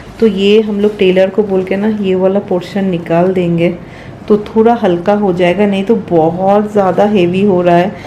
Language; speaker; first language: Hindi; non-native, local second language; Bangla